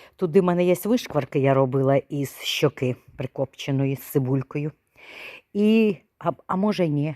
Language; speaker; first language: Ukrainian; native; Ukrainian